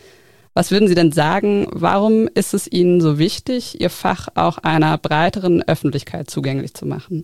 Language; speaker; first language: German; native; German